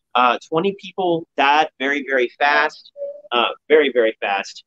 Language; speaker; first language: English; native; English